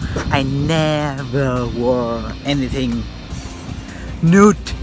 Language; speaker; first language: English; non-native, learner; Vietnamese